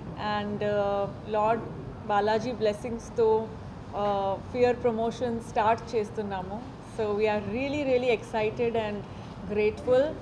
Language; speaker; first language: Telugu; non-native, learner; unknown